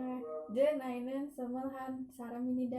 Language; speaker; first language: Korean; non-native, learner; Indonesian